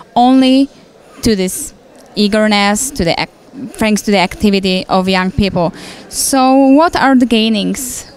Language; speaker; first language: English; non-native, fluent; Polish